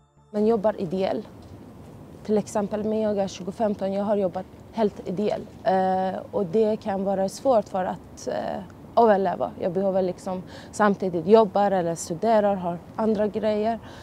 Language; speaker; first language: Swedish; non-native, fluent; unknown